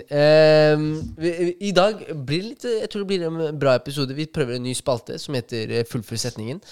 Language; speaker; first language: Norwegian; early bilingual, other home language; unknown